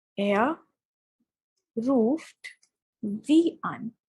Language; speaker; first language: German; non-native, fluent; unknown